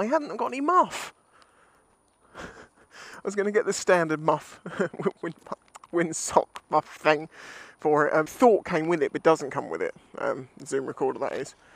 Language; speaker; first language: English; native; English